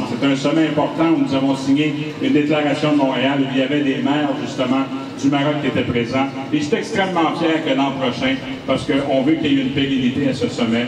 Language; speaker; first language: French; native; French